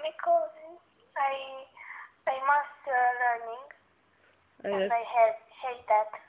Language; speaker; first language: English; non-native, learner; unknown